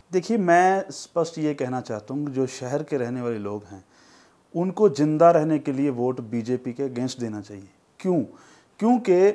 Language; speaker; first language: Hindi; non-native, local second language; Punjabi